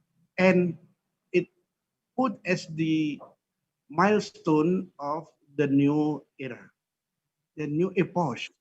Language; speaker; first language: English; non-native, fluent; Indonesian